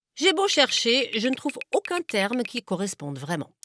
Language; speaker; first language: French; non-native, fluent; German